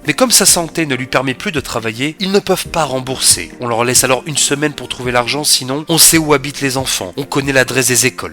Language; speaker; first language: French; native; French